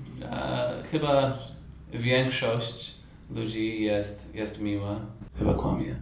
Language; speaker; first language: Polish; non-native, fluent; English